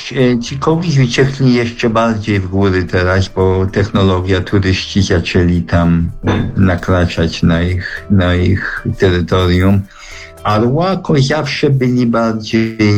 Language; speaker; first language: Polish; early bilingual, heritage; Polish